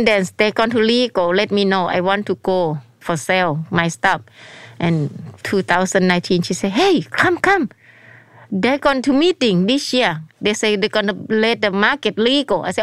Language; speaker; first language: English; non-native, learner; Thai